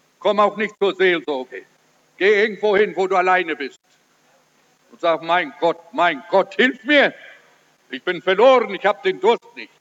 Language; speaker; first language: German; early bilingual, heritage; German